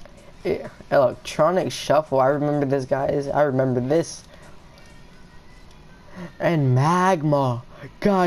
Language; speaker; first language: English; native; English